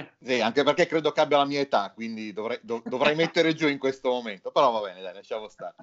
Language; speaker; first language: Italian; native; Italian